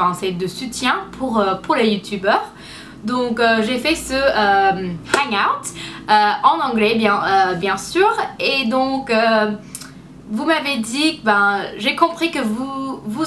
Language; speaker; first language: French; non-native, fluent; English